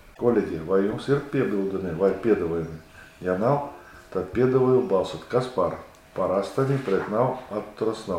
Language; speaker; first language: Latvian; non-native, local second language; Russian